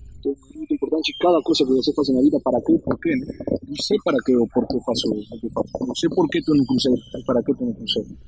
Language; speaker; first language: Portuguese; non-native, learner; Spanish